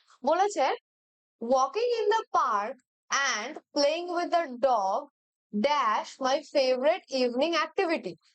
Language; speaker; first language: English; non-native, local second language; Bangla